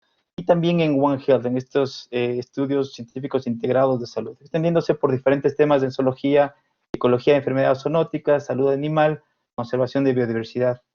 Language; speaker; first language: Spanish; native; Spanish